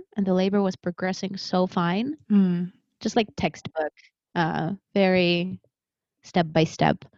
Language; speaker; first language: English; early bilingual, other home language; Russian